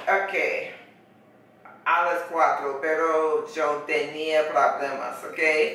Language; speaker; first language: Spanish; non-native, learner; English